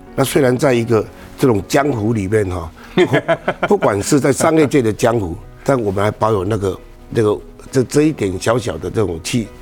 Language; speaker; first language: Chinese; native; Chinese